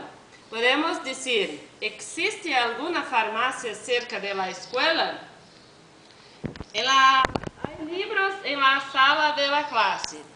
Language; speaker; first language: Spanish; non-native, learner; Portuguese